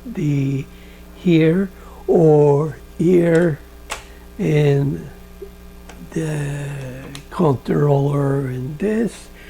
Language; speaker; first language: English; non-native, learner; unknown